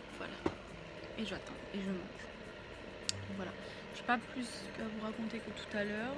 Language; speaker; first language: French; native; French